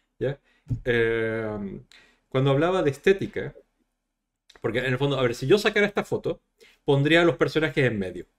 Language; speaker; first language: Spanish; native; Spanish